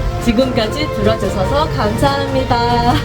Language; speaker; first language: Korean; non-native, learner; Vietnamese